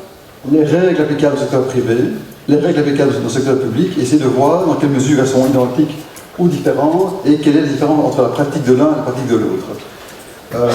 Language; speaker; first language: French; native; French